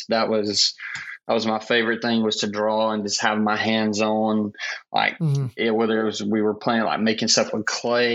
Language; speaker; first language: English; native; English